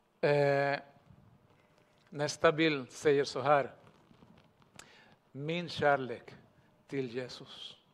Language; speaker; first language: Swedish; non-native, fluent; Spanish